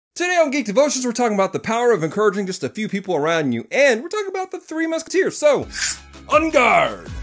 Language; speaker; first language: English; native; English